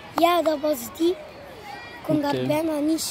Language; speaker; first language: Dutch; early bilingual, other home language; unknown